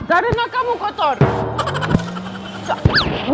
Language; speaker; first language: Indonesian; non-native, learner; Russian